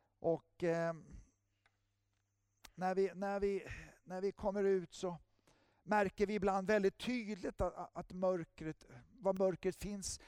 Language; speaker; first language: Swedish; native; Swedish